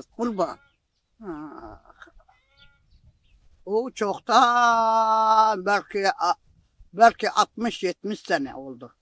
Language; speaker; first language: Turkish; non-native, local second language; Arabic